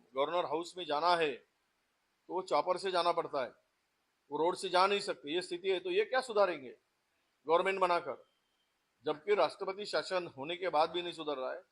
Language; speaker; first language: Hindi; non-native, local second language; Marathi